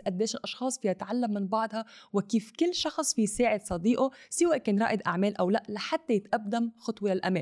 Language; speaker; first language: Arabic; native; Arabic